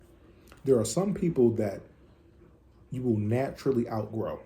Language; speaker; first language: English; native; English